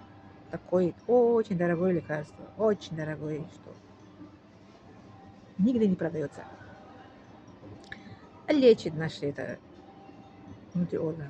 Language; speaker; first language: Russian; non-native, fluent; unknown